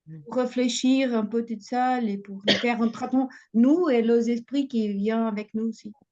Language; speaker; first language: French; non-native, fluent; Portuguese